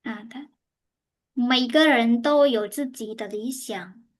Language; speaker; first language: Chinese; non-native, fluent; Khmer